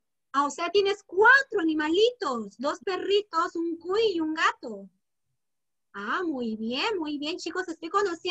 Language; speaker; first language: Spanish; native; Spanish